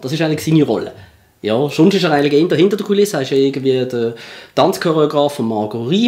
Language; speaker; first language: German; native; German